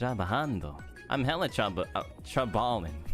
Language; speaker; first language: Spanish; non-native, learner; English